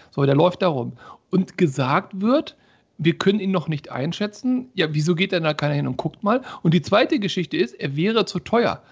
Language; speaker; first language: German; native; German